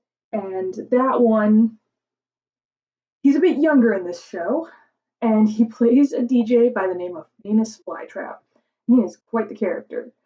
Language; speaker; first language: English; native; English